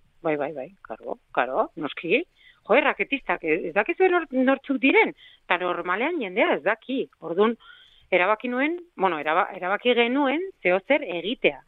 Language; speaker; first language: Basque; non-native, local second language; Spanish